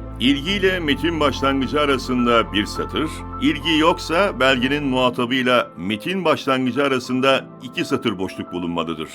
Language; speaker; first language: Turkish; native; Turkish